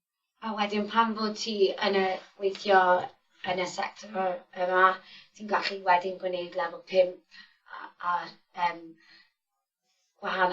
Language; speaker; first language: Welsh; non-native, local second language; English